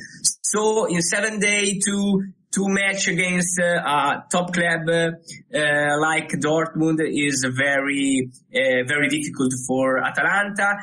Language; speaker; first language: English; non-native, learner; Italian